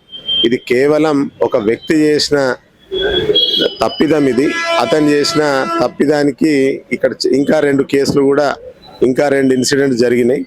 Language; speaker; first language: Telugu; native; Telugu